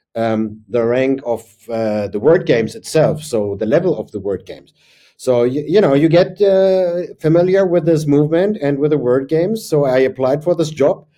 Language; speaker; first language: English; non-native, fluent; German